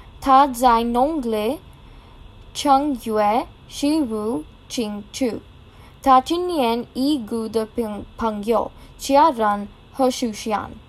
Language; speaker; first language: Chinese; non-native, learner; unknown